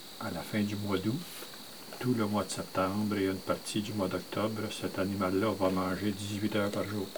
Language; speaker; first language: French; native; French